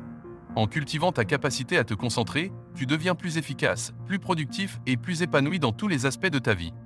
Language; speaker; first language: French; native; French